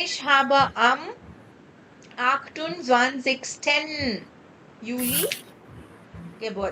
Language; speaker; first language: German; non-native, fluent; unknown